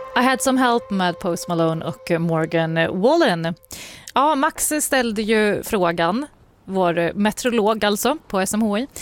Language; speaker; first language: Swedish; native; Swedish